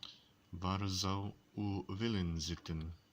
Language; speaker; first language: Dutch; non-native, learner; English